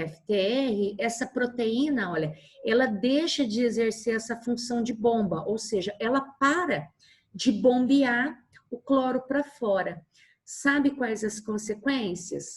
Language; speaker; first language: Portuguese; native; Portuguese